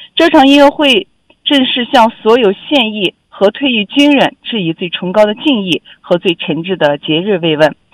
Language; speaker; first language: Chinese; non-native, local second language; Uyghur